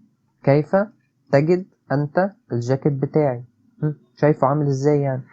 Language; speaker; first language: Arabic; native; Arabic